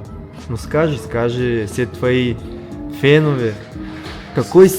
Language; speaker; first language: Russian; non-native, learner; Bulgarian